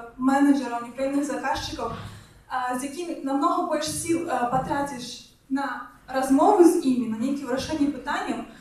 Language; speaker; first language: Belarusian; non-native, local second language; Russian